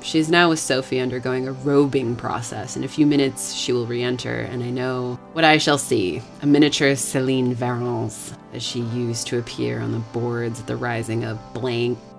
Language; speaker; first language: English; native; English